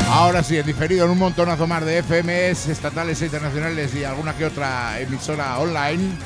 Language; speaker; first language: Spanish; native; Spanish